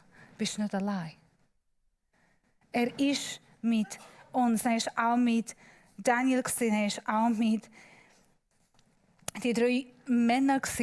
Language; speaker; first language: German; non-native, learner; Persian